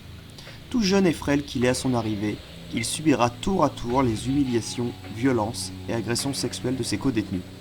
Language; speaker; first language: French; native; French